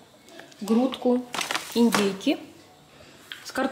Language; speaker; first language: Russian; native; Russian